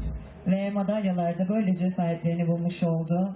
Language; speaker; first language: Turkish; native; Turkish